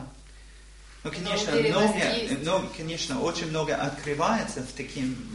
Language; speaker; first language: Russian; non-native, learner; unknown